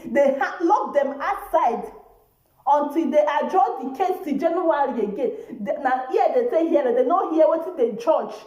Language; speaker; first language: Nigerian Pidgin; non-native, local second language; Igbo